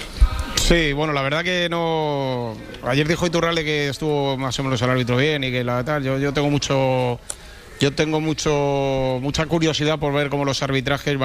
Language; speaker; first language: Spanish; native; Spanish